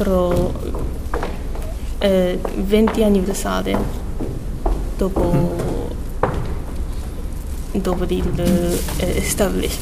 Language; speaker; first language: Italian; non-native, learner; Japanese